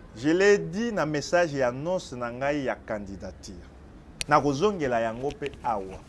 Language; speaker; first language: French; non-native, local second language; Lingala